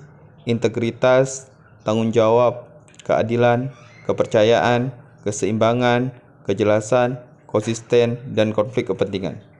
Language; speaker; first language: Indonesian; native; Indonesian